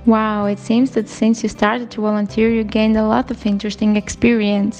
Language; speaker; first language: English; non-native, fluent; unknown